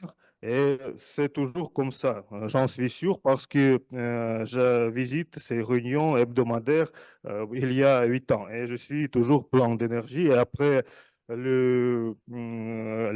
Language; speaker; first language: French; non-native, fluent; Russian